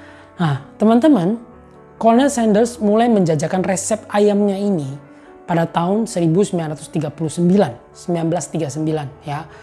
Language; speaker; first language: Indonesian; native; Indonesian